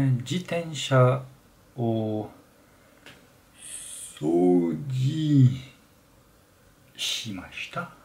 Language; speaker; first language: Japanese; non-native, learner; French